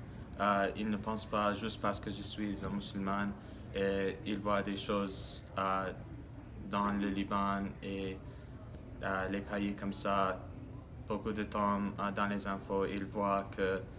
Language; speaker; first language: French; non-native, learner; English